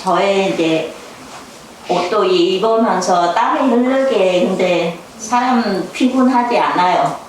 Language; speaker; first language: Korean; non-native, learner; Vietnamese